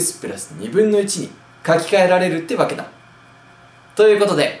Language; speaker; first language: Japanese; native; Japanese